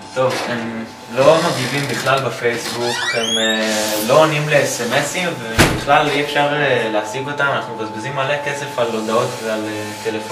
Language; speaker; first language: Hebrew; native; Hebrew